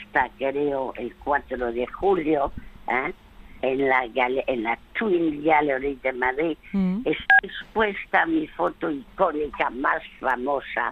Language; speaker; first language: Spanish; early bilingual, other home language; French